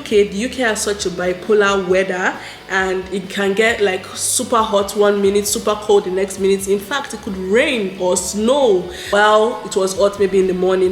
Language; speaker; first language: English; non-native, local second language; Yoruba